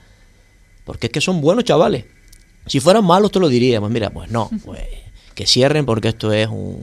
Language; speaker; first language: Spanish; native; Spanish